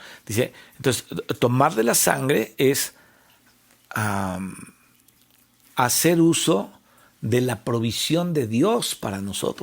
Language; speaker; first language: Spanish; native; Spanish